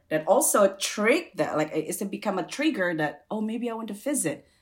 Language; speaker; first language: English; non-native, fluent; Indonesian